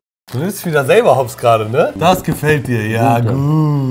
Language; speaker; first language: German; native; German